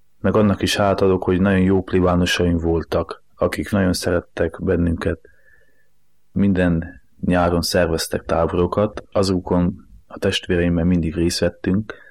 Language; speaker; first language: Hungarian; native; Hungarian